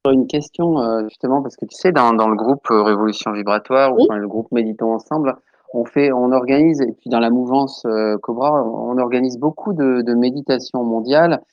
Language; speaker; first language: French; native; French